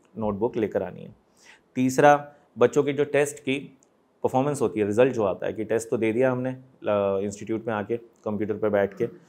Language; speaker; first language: Hindi; native; Hindi